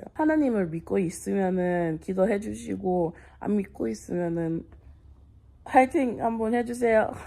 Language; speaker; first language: Korean; non-native, fluent; English